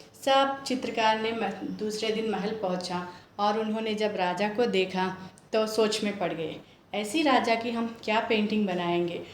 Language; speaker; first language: Hindi; non-native, local second language; Telugu